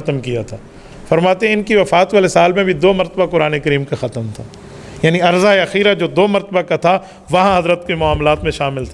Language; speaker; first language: Urdu; native; Urdu